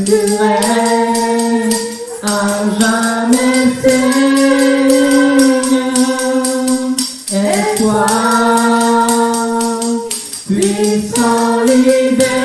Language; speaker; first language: French; native; French